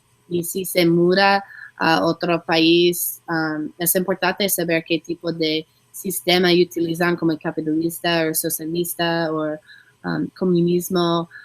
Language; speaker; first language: Spanish; non-native, learner; English